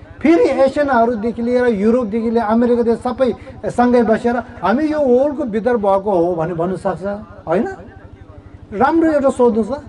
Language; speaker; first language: Nepali; non-native, local second language; Tibetan